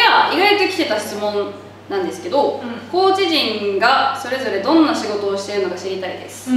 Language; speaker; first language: Japanese; native; Japanese